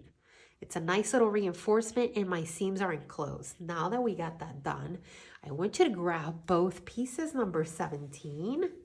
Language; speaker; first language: English; native; English